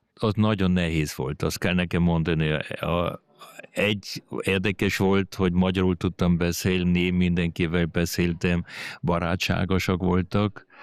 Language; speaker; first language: Hungarian; early bilingual, heritage; Hungarian